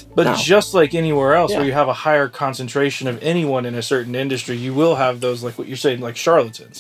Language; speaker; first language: English; native; English